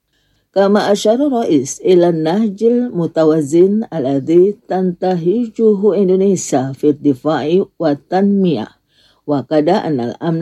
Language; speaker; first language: Arabic; non-native, fluent; Indonesian